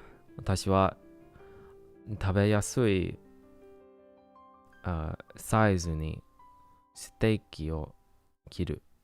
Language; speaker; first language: Japanese; non-native, learner; English